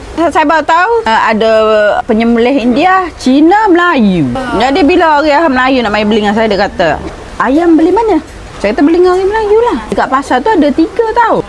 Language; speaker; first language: Malay; native; Malay